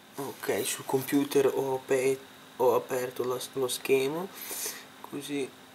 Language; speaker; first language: Italian; non-native, fluent; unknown